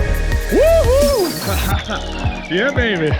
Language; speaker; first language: English; native; English